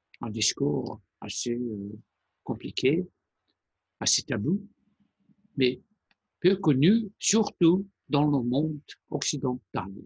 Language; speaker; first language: French; non-native, fluent; Persian